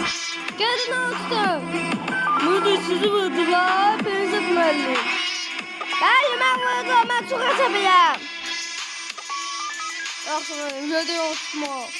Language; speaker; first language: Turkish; non-native, learner; Azerbaijani